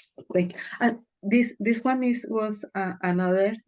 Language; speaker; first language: English; non-native, fluent; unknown